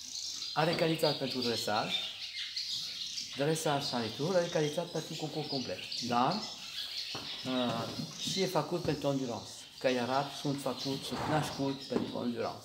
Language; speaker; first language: Romanian; non-native, learner; French